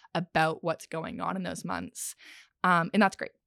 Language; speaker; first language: English; native; English